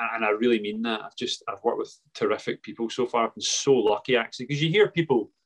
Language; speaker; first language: English; native; English